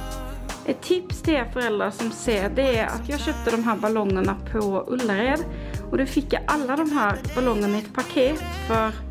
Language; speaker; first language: Swedish; native; Swedish